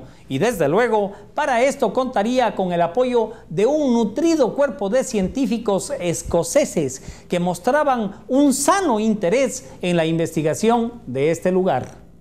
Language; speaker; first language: Spanish; native; Spanish